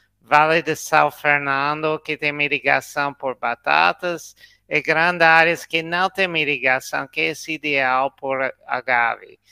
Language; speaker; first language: Portuguese; non-native, learner; English